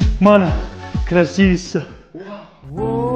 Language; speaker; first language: Russian; non-native, learner; Uzbek